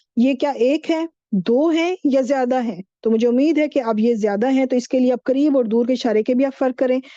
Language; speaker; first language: Urdu; native; Urdu